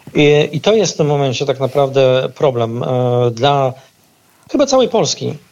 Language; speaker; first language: Polish; native; Polish